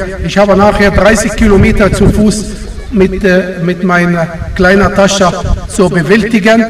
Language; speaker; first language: German; non-native, fluent; Arabic